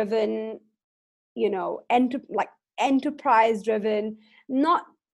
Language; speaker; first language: English; non-native, local second language; Hindi